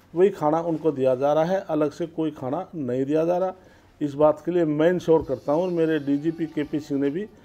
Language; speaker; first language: Hindi; native; Hindi